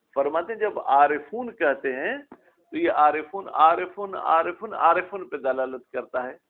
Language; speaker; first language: Urdu; non-native, local second language; Sindhi